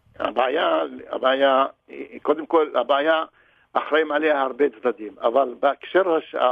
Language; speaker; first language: Hebrew; non-native, local second language; Arabic